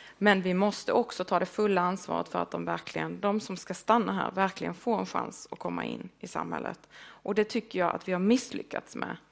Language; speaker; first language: Swedish; native; Swedish